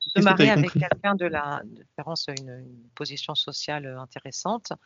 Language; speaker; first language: French; native; French